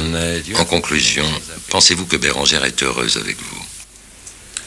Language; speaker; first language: French; native; French